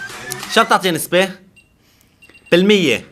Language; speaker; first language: Arabic; native; Arabic